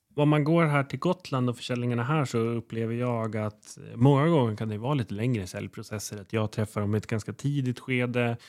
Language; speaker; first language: Swedish; native; Swedish